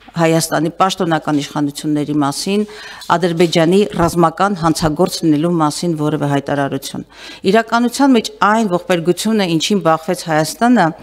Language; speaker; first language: Armenian; native; Armenian